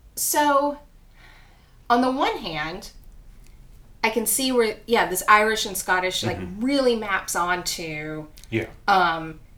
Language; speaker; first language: English; native; English